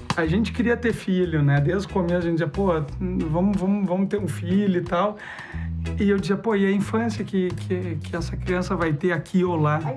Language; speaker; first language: Portuguese; native; Portuguese